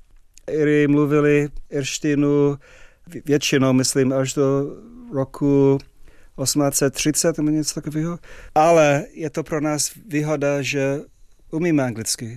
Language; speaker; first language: Czech; non-native, fluent; English